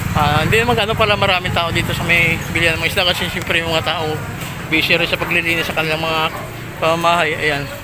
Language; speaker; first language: Filipino; native; Filipino